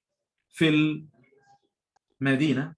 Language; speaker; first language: Arabic; non-native, fluent; Bangla